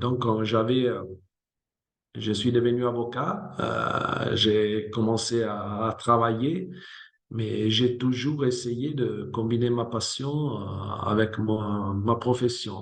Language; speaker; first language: French; non-native, fluent; Italian